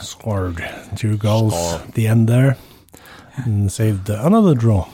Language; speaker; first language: English; non-native, learner; Norwegian